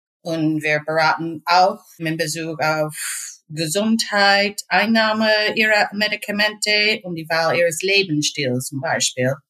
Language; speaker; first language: German; non-native, fluent; English